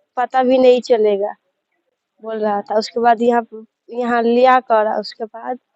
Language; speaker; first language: Hindi; native; Hindi